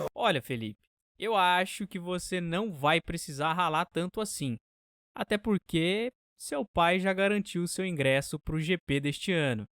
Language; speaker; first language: Portuguese; native; Portuguese